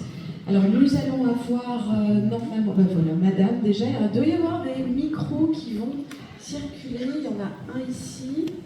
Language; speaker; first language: French; native; French